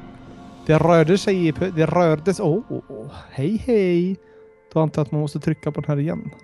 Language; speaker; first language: Swedish; native; Swedish